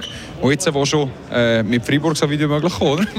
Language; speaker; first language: German; native; German